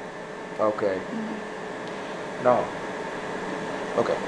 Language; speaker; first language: English; non-native, fluent; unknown